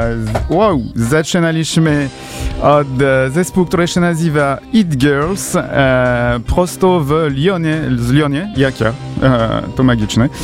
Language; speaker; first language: Polish; non-native, learner; French